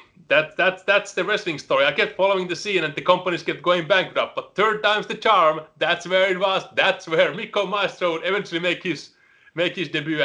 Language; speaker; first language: English; non-native, fluent; Finnish